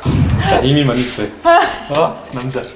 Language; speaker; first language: Korean; non-native, learner; French